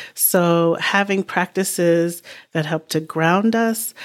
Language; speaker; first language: English; native; English